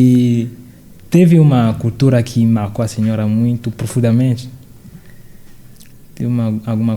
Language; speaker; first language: Portuguese; non-native, fluent; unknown